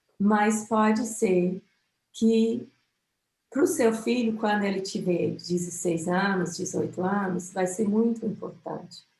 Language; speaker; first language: Portuguese; non-native, fluent; English